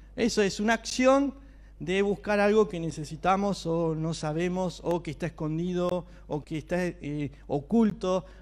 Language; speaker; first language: Spanish; native; Spanish